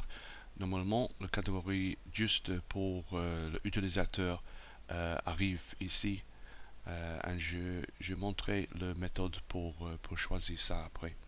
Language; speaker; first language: French; non-native, learner; English